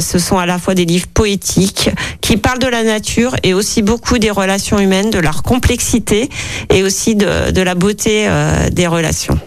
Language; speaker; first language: French; native; French